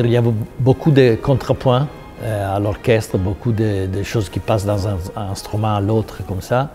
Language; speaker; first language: French; non-native, fluent; Italian